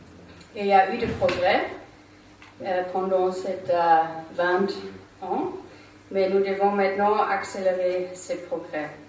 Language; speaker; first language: French; non-native, learner; German